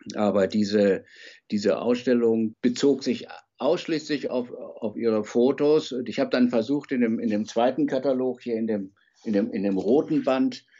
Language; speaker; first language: German; native; German